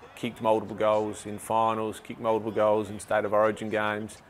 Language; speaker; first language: English; native; English